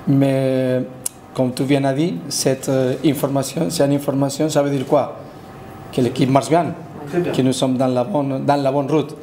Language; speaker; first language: French; non-native, fluent; Spanish